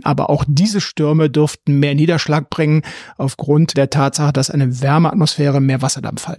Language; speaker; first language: German; native; German